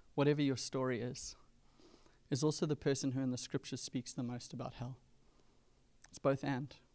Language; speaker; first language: English; native; English